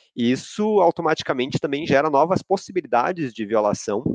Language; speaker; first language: Portuguese; native; Portuguese